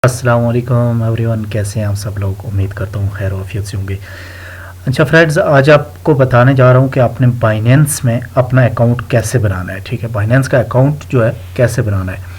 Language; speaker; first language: Urdu; non-native, local second language; Punjabi